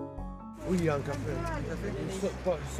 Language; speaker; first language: French; non-native, learner; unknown